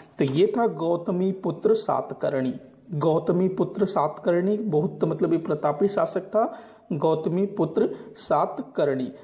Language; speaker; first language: Hindi; non-native, local second language; Marathi